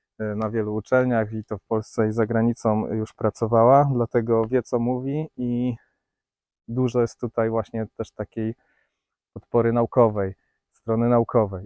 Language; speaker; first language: Polish; native; Polish